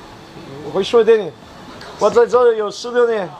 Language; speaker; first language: Chinese; non-native, learner; English